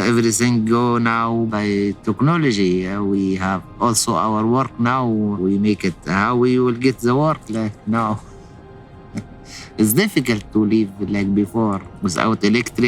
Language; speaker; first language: English; non-native, learner; Arabic